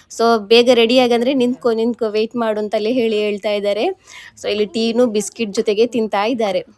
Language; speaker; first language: Kannada; non-native, local second language; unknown